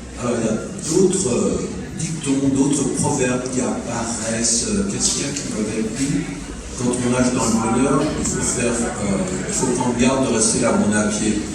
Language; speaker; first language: French; native; French